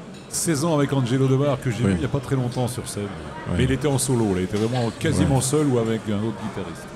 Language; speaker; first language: French; native; French